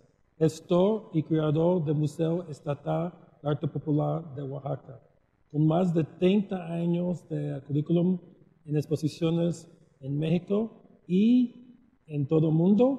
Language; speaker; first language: Spanish; early bilingual, heritage; Spanish